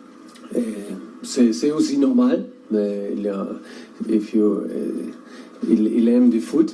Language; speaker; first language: French; non-native, learner; German